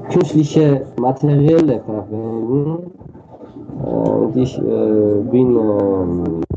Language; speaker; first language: German; non-native, learner; Armenian